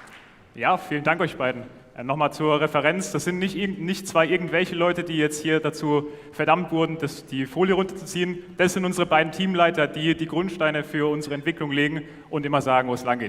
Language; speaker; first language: German; native; German